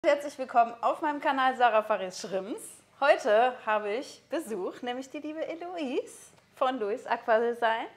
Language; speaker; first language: German; native; German